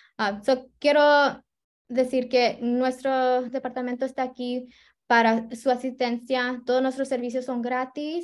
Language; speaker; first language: Spanish; early bilingual, heritage; Spanish